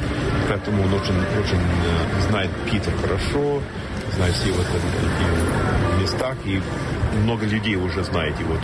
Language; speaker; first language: Russian; non-native, fluent; English